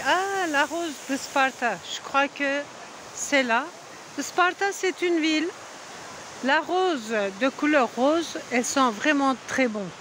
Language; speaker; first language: French; non-native, fluent; Turkish